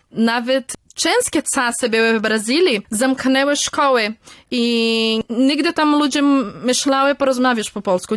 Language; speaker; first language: Polish; early bilingual, heritage; Polish